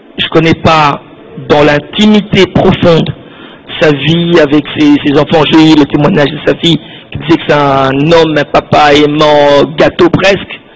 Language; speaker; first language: French; non-native, local second language; Lingala